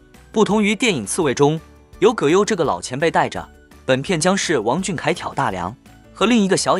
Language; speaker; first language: Chinese; native; Chinese